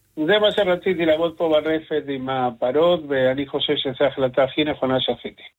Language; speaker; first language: Hebrew; non-native, fluent; Spanish